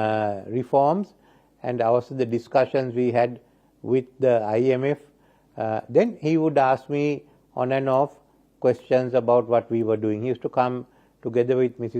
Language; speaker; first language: English; non-native, local second language; Sinhala